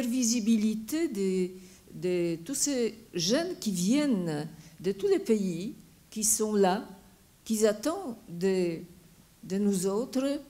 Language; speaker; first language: French; non-native, fluent; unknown